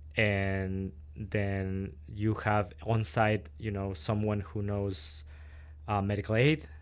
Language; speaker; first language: English; non-native, fluent; Spanish